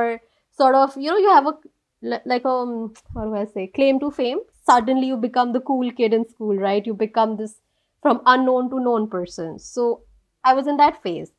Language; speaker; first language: English; non-native, local second language; Hindi